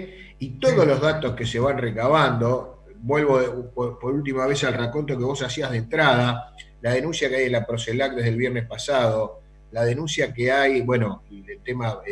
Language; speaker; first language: Spanish; native; Spanish